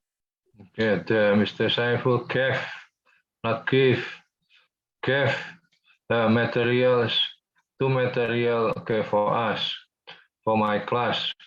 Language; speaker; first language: English; non-native, fluent; Indonesian